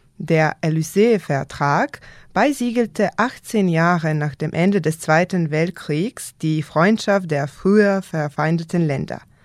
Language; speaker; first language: German; non-native, fluent; Serbian